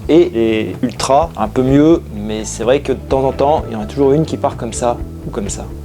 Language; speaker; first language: French; native; French